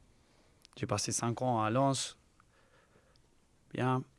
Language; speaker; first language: French; non-native, learner; Spanish